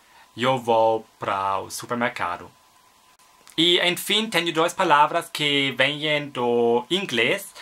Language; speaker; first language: Portuguese; non-native, learner; German